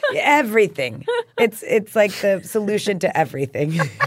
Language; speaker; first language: English; native; English